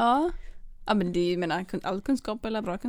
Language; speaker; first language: Swedish; native; Swedish